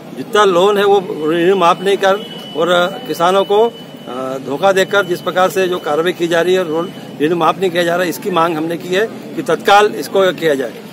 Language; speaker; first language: Hindi; native; Hindi